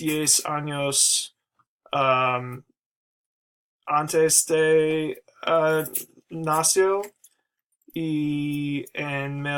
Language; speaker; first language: Spanish; non-native, learner; English